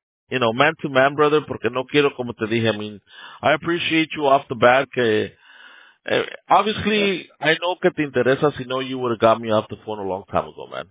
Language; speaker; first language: English; early bilingual, other home language; Spanish